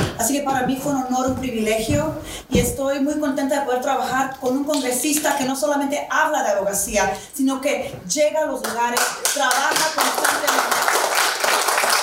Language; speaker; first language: Spanish; early bilingual, heritage; Spanish